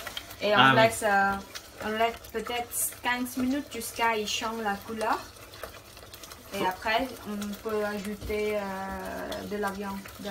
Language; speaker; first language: French; non-native, learner; Khmer